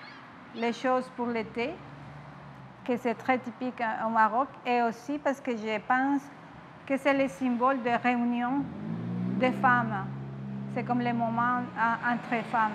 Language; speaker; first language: French; non-native, fluent; Spanish